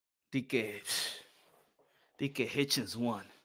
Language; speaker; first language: English; early bilingual, other home language; Spanish